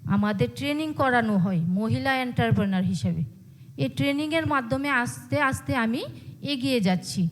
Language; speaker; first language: Bangla; native; Bangla